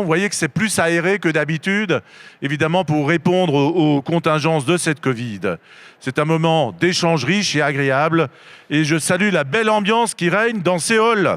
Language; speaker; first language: French; native; French